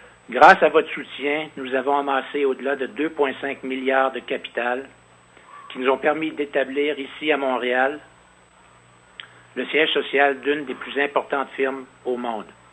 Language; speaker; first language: French; native; French